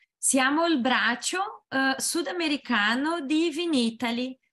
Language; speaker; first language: Italian; non-native, learner; Portuguese